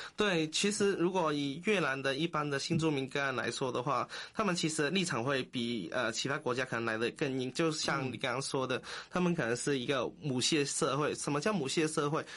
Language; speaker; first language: Chinese; non-native, local second language; Cantonese